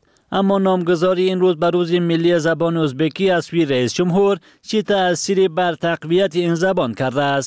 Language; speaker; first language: Persian; native; Persian